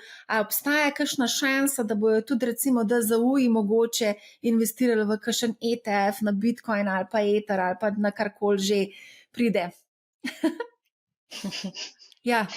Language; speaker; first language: Slovenian; native; Slovenian